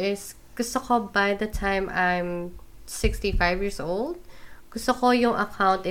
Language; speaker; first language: English; non-native, local second language; Filipino